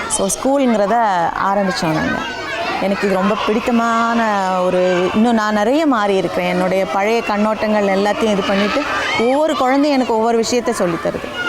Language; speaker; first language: Tamil; native; Tamil